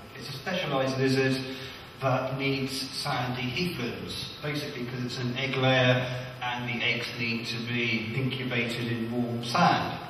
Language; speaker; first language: English; native; English